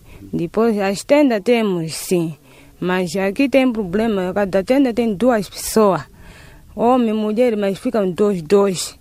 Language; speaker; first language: Portuguese; non-native, local second language; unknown